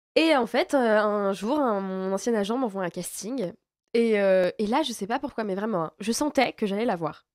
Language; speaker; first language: French; native; French